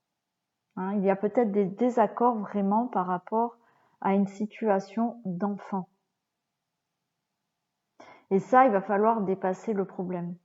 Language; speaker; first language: French; native; French